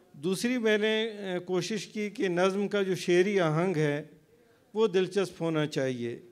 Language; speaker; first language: Urdu; non-native, local second language; Baluchi